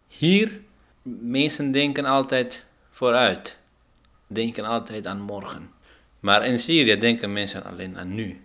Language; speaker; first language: Dutch; non-native, fluent; Arabic